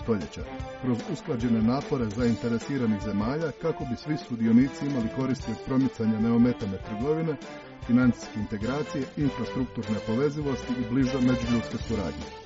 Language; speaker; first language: Serbian; native; Serbian